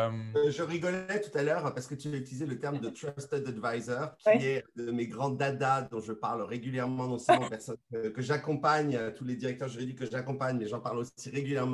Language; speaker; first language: French; native; French